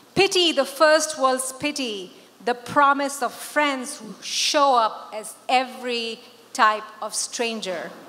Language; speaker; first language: English; non-native, local second language; Urdu